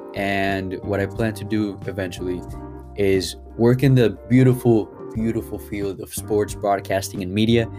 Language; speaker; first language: English; early bilingual, other home language; Spanish